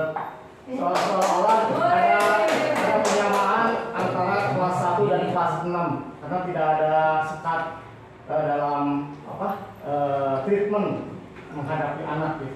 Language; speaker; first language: Indonesian; native; Indonesian